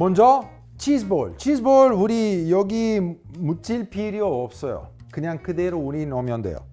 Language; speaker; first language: Korean; non-native, fluent; Italian